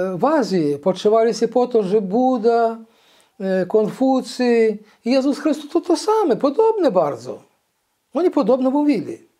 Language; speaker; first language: Polish; early bilingual, heritage; Polish